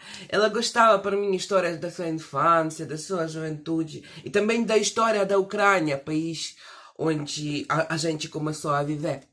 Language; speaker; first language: Portuguese; non-native, fluent; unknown